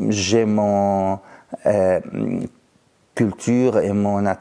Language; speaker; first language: French; non-native, fluent; Arabic